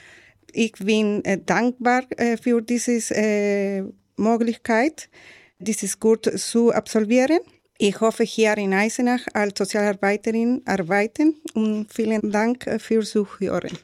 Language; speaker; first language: German; non-native, learner; Spanish